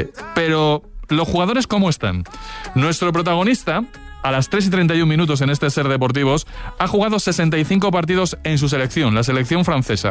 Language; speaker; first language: Spanish; native; Spanish